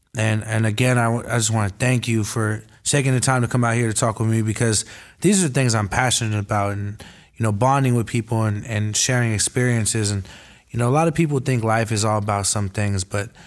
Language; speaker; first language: English; native; English